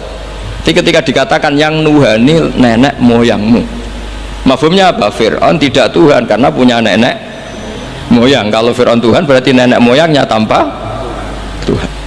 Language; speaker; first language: Indonesian; non-native, local second language; Javanese